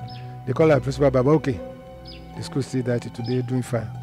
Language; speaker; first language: English; non-native, local second language; Yoruba